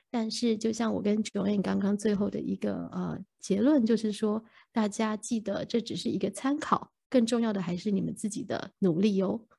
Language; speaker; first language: Chinese; native; Chinese